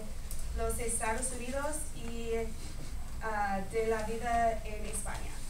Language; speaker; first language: Spanish; non-native, learner; English